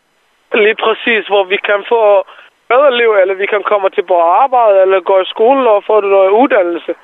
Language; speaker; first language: Danish; non-native, fluent; Somali